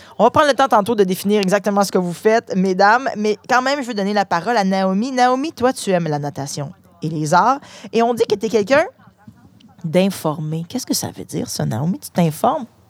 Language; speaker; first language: French; native; French